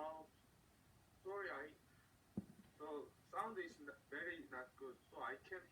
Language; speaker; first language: English; non-native, learner; Korean